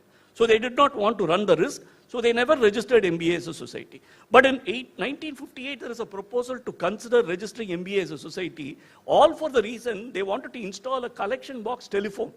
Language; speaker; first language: English; non-native, local second language; Tamil